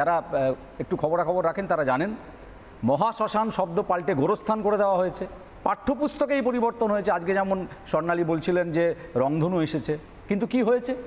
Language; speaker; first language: Bangla; native; Bangla